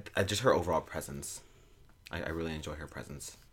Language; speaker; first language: English; native; English